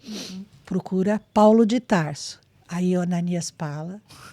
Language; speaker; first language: Portuguese; native; Portuguese